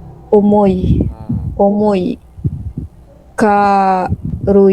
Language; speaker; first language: Japanese; non-native, learner; Filipino